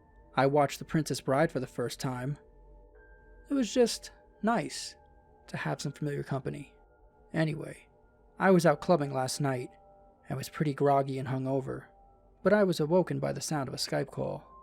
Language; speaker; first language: English; native; English